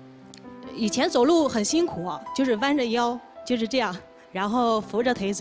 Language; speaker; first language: Chinese; native; Chinese